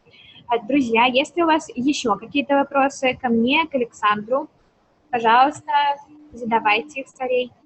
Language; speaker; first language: Russian; native; Russian